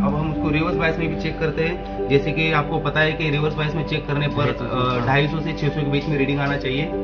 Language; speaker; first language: Hindi; native; Hindi